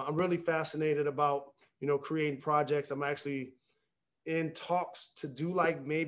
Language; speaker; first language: English; native; English